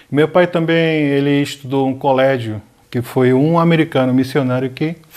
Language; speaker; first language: Portuguese; non-native, fluent; Korean